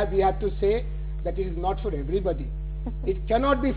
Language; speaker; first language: English; non-native, local second language; Hindi